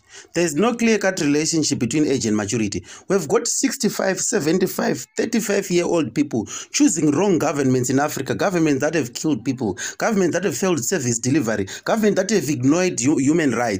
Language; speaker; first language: English; non-native, local second language; Shona